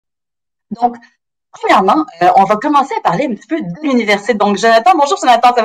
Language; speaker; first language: French; native; French